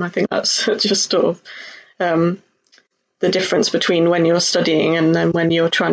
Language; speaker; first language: English; native; English